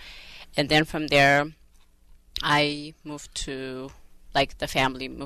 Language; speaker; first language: English; non-native, fluent; Amharic